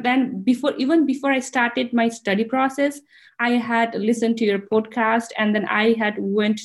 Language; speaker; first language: English; non-native, local second language; Nepali